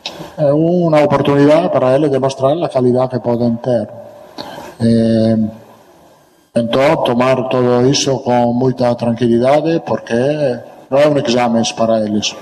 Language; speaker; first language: Portuguese; non-native, learner; Italian